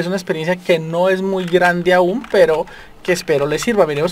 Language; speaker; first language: Spanish; native; Spanish